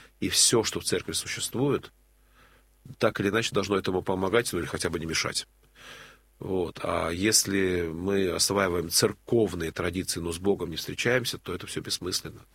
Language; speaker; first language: Russian; native; Russian